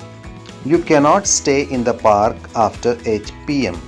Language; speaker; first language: English; non-native, local second language; Urdu